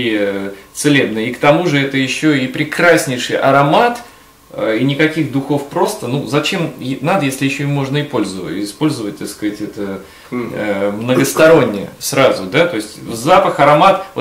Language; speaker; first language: Russian; native; Russian